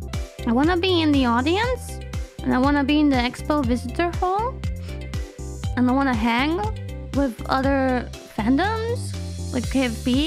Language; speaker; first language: English; non-native, fluent; German